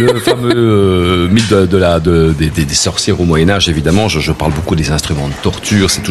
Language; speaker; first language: French; native; French